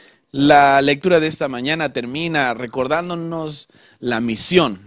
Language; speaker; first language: Spanish; native; Spanish